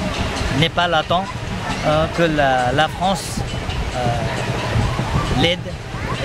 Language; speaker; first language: French; non-native, fluent; Nepali